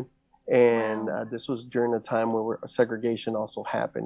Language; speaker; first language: English; native; English